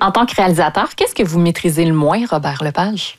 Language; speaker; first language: French; native; French